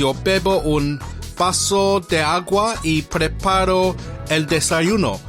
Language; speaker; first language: Spanish; non-native, learner; English